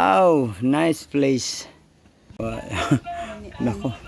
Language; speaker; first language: English; non-native, local second language; Filipino